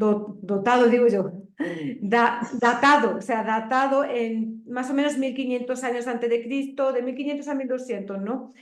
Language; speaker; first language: Spanish; native; Spanish